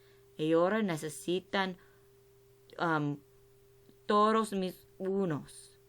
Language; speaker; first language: Spanish; non-native, learner; English